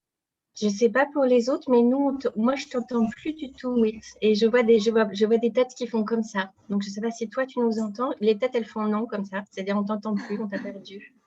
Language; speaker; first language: French; native; French